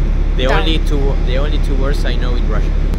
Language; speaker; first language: English; non-native, learner; Spanish